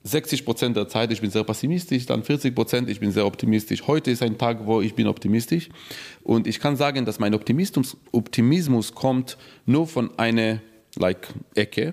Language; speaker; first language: German; non-native, fluent; Hebrew